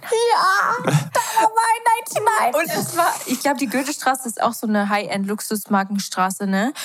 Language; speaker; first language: German; early bilingual, other home language; Portuguese